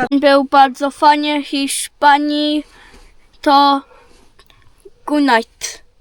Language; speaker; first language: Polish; early bilingual, heritage; Polish